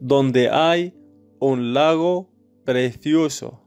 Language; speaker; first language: Spanish; non-native, learner; Arabic